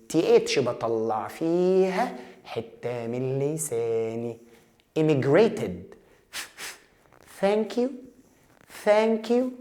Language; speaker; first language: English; non-native, fluent; Arabic